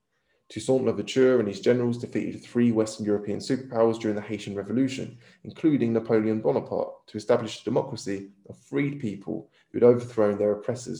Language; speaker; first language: English; native; English